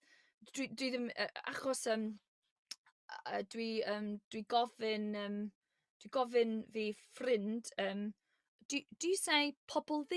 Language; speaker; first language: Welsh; non-native, learner; English